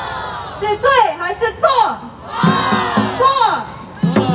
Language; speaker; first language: Chinese; non-native, fluent; Korean